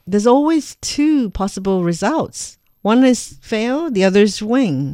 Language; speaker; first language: English; non-native, fluent; Chinese